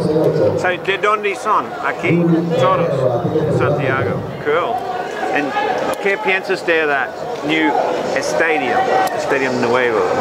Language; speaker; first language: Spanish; non-native, learner; English